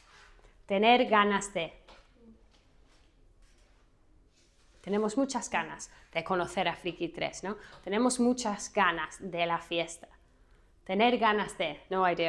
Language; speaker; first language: Spanish; non-native, fluent; English